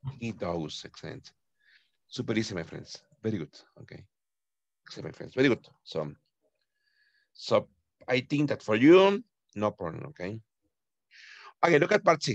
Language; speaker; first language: English; non-native, fluent; Spanish